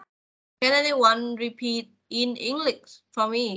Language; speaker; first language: English; non-native, fluent; Vietnamese